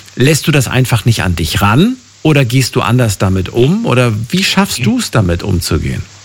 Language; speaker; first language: German; native; German